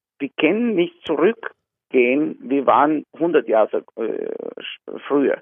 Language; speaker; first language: German; non-native, learner; Albanian